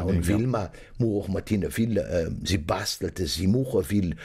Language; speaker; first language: German; native; German